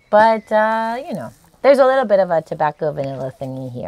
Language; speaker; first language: English; native; English